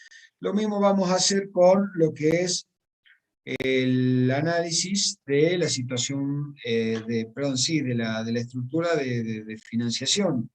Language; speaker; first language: Spanish; native; Spanish